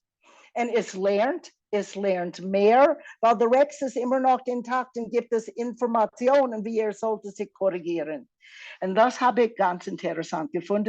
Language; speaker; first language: German; non-native, fluent; English